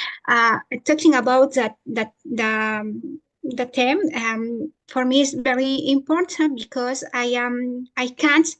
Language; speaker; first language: English; non-native, learner; Spanish